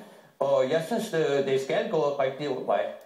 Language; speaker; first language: Danish; non-native, fluent; Turkish